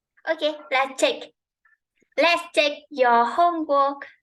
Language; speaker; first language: English; non-native, fluent; Vietnamese